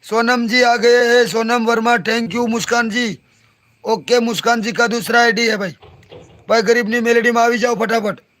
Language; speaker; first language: Hindi; non-native, local second language; Gujarati